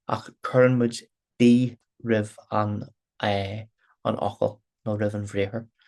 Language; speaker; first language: Irish; non-native, local second language; English